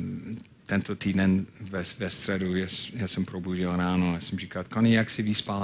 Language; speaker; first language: Czech; non-native, fluent; English